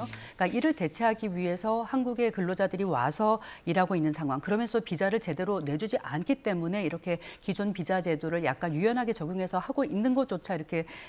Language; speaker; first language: Korean; native; Korean